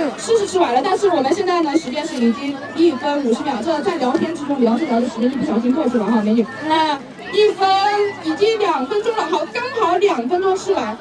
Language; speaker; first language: Chinese; native; Chinese